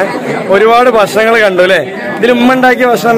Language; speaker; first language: Malayalam; native; Malayalam